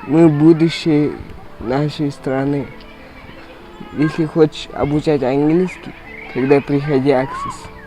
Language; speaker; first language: Russian; non-native, local second language; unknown